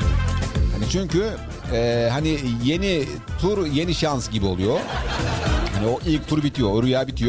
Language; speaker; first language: Turkish; native; Turkish